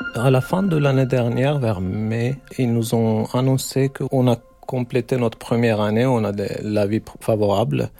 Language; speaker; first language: French; non-native, learner; Turkish